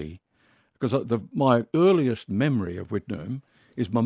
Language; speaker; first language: English; native; English